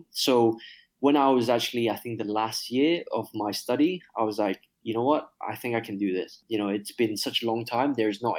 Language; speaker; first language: English; non-native, local second language; Cantonese